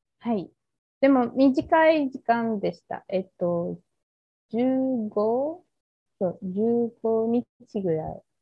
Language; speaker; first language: Japanese; non-native, learner; Spanish